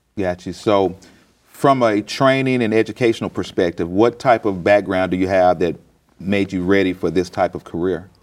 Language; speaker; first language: English; native; English